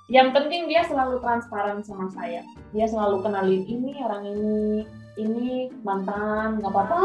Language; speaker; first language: Indonesian; non-native, fluent; Spanish